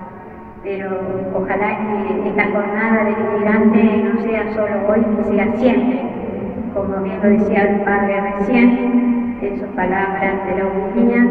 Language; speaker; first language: Spanish; native; Spanish